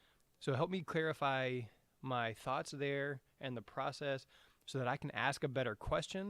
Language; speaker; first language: English; native; English